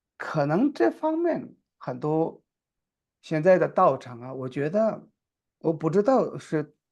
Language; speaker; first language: Chinese; non-native, local second language; Tibetan